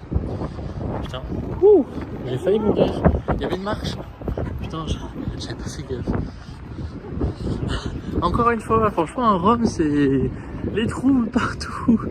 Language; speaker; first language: French; native; French